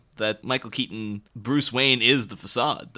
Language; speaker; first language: English; native; English